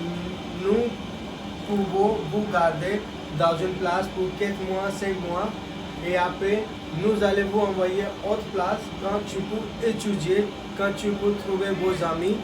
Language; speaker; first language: French; non-native, learner; Hindi